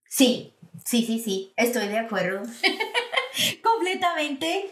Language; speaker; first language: Spanish; non-native, fluent; English